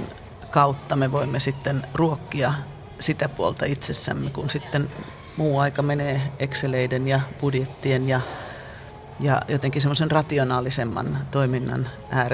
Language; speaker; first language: Finnish; native; Finnish